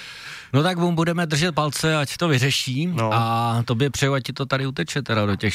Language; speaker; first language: Czech; native; Czech